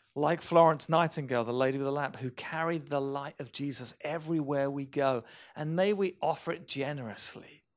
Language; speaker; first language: English; native; English